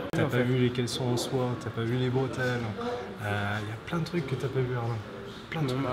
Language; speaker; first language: French; native; French